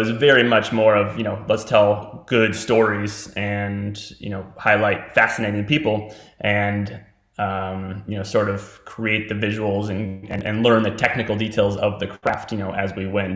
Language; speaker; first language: English; native; English